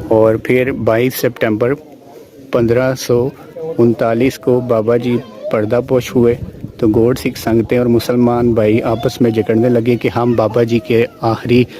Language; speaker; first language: Urdu; non-native, local second language; Punjabi